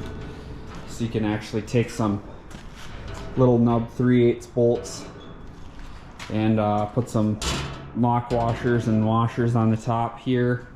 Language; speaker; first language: English; native; English